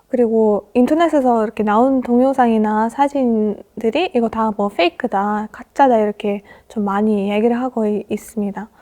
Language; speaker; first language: Korean; non-native, fluent; Russian